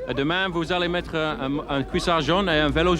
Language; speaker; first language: French; non-native, fluent; English